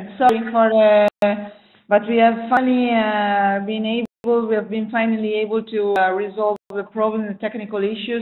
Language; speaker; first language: English; non-native, fluent; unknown